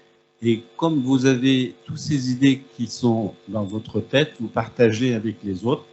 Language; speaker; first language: French; non-native, fluent; Arabic